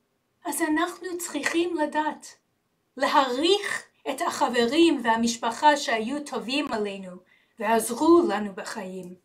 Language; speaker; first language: Hebrew; non-native, learner; English